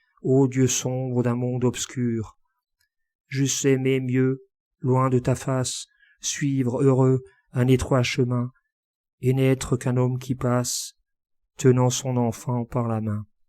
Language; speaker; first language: French; native; French